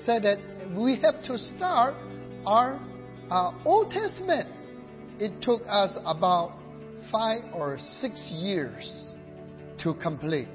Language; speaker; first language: English; non-native, learner; Burmese